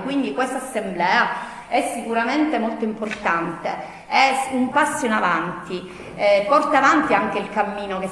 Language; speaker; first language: Italian; native; Italian